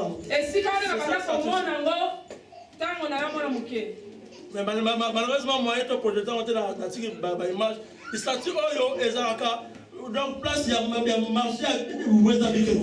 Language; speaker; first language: French; non-native, local second language; Lingala